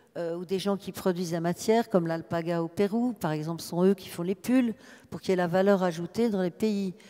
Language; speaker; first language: French; native; French